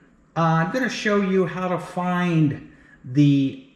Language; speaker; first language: English; native; English